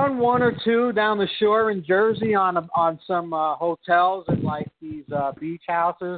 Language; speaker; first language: English; native; English